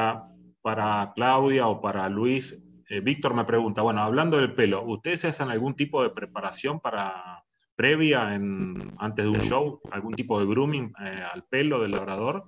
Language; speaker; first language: Spanish; native; Spanish